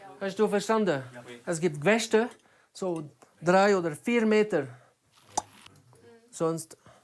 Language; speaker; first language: German; non-native, learner; French